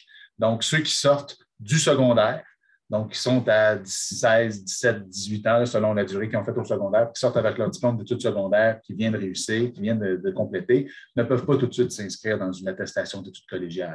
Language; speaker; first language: French; native; French